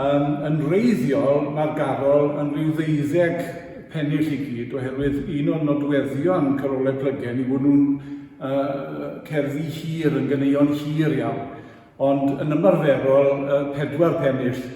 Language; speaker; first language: Welsh; native; Welsh